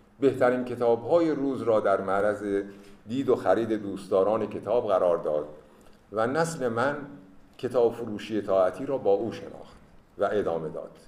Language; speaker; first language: Persian; native; Persian